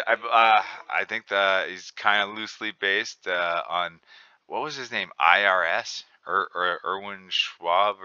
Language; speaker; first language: English; native; English